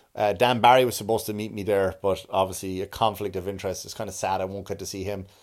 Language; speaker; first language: English; native; English